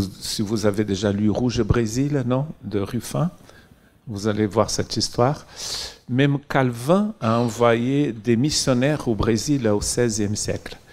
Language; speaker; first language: French; non-native, fluent; Portuguese